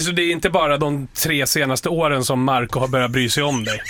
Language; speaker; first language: Swedish; native; Swedish